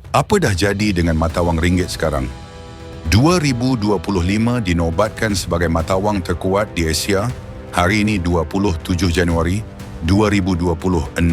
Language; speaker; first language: Malay; native; Malay